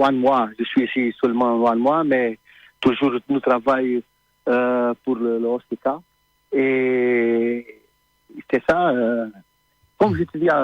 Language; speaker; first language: French; non-native, learner; Portuguese